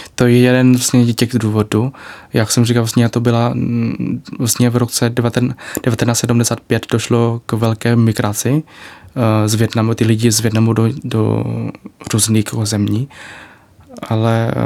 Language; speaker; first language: Czech; non-native, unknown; Vietnamese